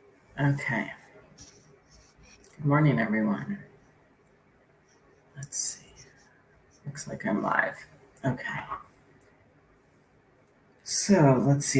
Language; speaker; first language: English; native; English